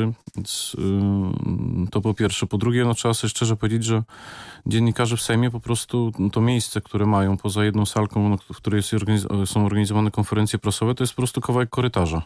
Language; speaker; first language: Polish; native; Polish